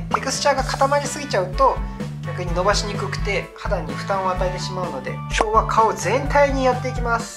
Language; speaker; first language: Japanese; non-native, fluent; Korean